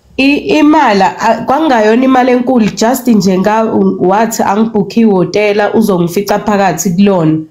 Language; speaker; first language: Zulu; native; Zulu